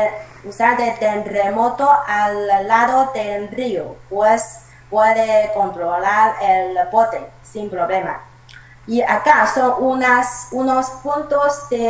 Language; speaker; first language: Spanish; non-native, learner; Chinese